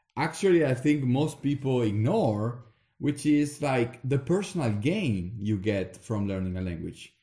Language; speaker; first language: English; non-native, fluent; Italian